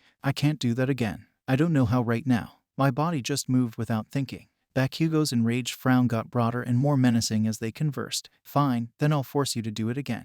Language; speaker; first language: English; native; English